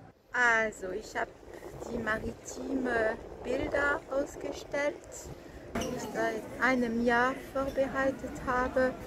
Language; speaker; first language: German; non-native, fluent; French